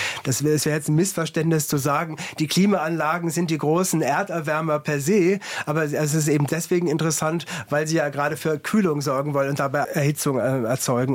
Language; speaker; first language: German; native; German